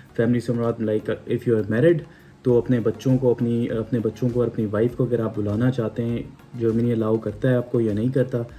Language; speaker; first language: Urdu; non-native, local second language; Punjabi